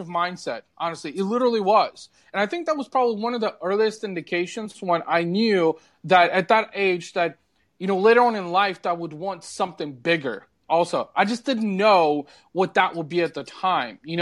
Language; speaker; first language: English; early bilingual, other home language; Bulgarian